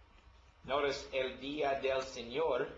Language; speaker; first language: Spanish; non-native, learner; English